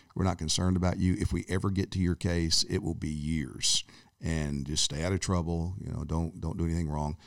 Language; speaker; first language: English; native; English